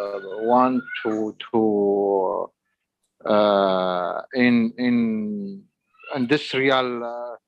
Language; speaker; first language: English; non-native, learner; Arabic